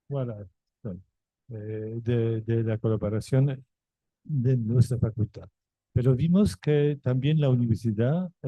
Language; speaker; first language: Spanish; non-native, fluent; Polish